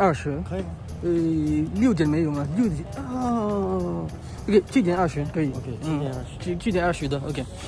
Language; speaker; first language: Chinese; non-native, learner; French